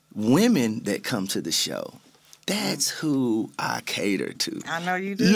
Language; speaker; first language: English; native; English